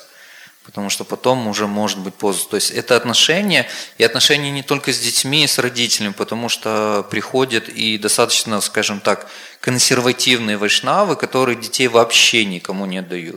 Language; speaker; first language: Russian; native; Russian